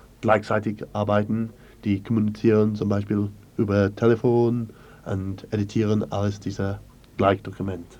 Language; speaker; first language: German; non-native, learner; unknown